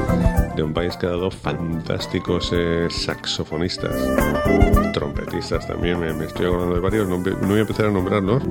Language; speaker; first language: Spanish; native; Spanish